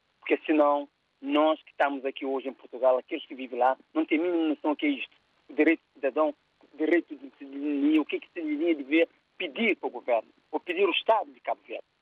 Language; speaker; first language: Portuguese; non-native, local second language; Kabuverdianu